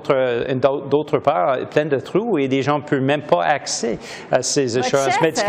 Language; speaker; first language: French; native; French